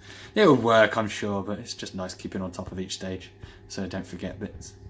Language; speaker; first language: English; native; English